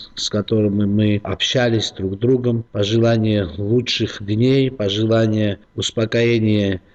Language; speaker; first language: Russian; non-native, local second language; Georgian